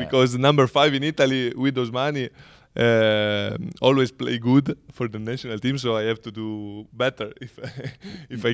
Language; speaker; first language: English; non-native, learner; Italian